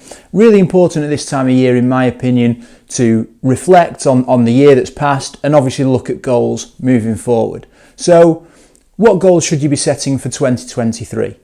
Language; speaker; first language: English; native; English